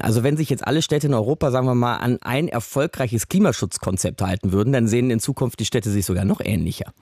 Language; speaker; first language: German; native; German